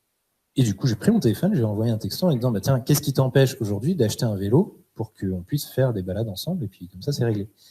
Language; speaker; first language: French; native; French